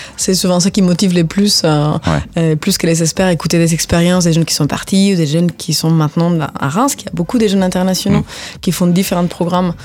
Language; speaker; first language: French; non-native, fluent; Spanish